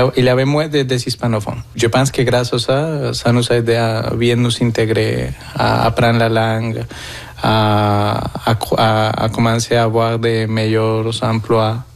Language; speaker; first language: French; non-native, fluent; Spanish